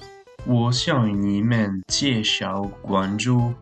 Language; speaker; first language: Chinese; non-native, learner; French